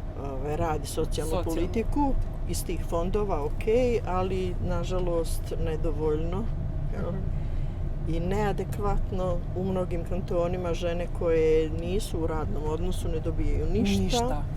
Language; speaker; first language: Bosnian; native; Bosnian